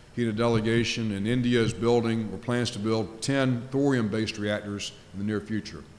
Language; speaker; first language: English; native; English